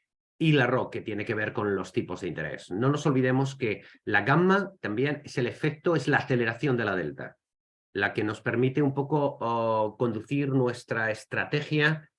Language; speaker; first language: Spanish; native; Spanish